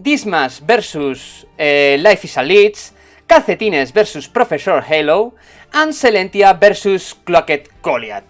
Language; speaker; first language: English; non-native, learner; Spanish